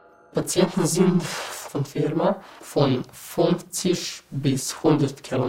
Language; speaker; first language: German; non-native, learner; Bosnian